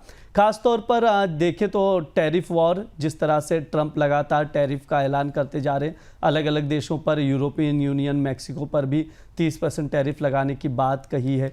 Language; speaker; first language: Hindi; native; Hindi